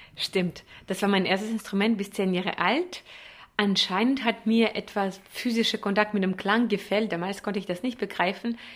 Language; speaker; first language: German; non-native, fluent; Russian